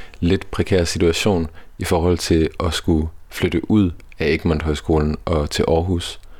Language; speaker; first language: Danish; native; Danish